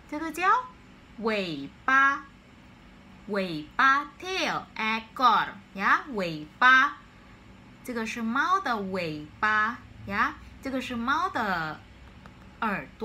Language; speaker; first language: Chinese; non-native, fluent; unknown